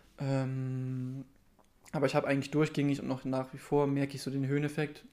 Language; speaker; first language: German; native; German